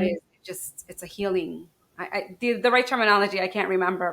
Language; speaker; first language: English; native; English